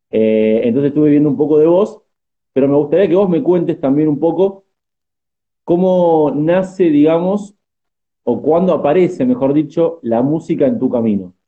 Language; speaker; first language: Spanish; native; Spanish